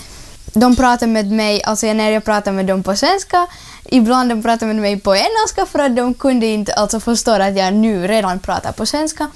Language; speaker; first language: Swedish; non-native, learner; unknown